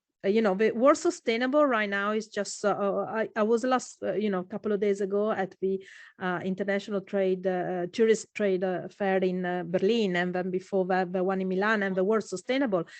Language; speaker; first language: English; non-native, fluent; Italian